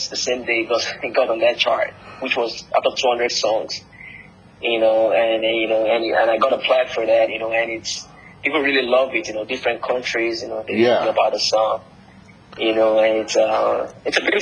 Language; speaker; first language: English; non-native, local second language; Yoruba